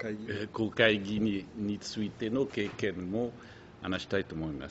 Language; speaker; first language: Japanese; non-native, fluent; French